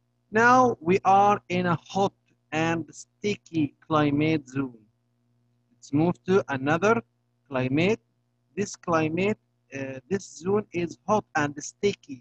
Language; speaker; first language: English; non-native, fluent; Arabic